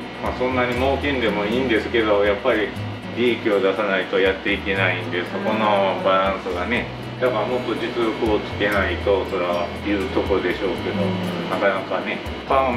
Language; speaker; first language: Japanese; native; Japanese